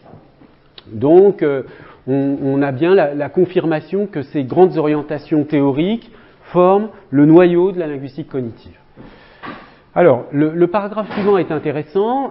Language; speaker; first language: French; native; French